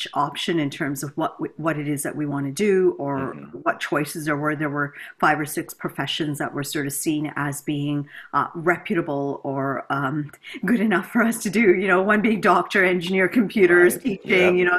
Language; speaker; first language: English; native; English